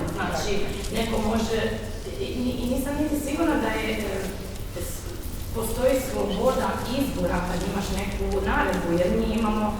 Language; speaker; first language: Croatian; non-native, fluent; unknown